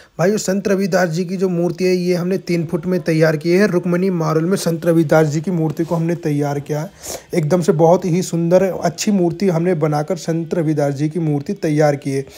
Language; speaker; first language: Hindi; native; Hindi